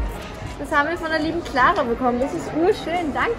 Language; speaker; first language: German; native; German